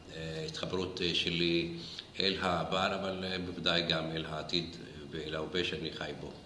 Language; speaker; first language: Hebrew; non-native, local second language; Arabic